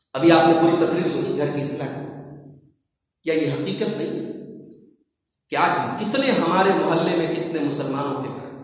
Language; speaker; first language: Urdu; native; Urdu